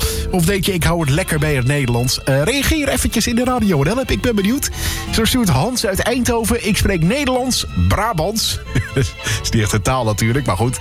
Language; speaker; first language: Dutch; native; Dutch